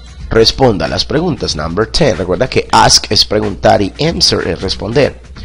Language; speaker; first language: Spanish; native; Spanish